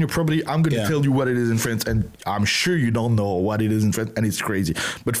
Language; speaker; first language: English; non-native, learner; French